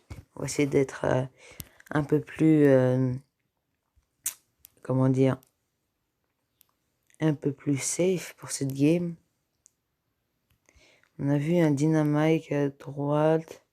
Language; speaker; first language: French; native; French